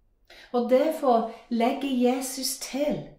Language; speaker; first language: Norwegian; non-native, fluent; English